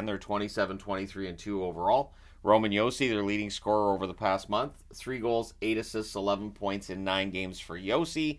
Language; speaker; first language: English; native; English